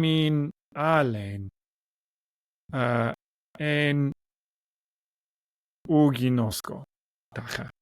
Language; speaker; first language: Greek; non-native, learner; English